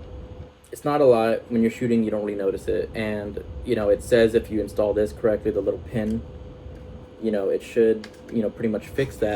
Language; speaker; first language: English; native; English